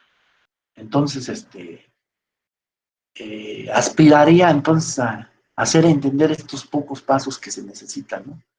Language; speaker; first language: Spanish; native; Spanish